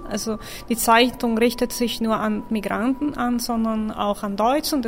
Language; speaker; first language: German; non-native, fluent; Italian